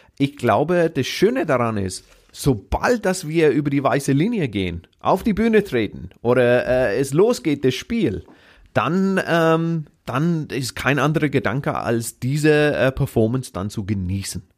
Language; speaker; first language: German; native; German